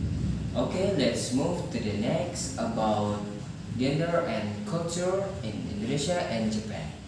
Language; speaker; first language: English; non-native, learner; Indonesian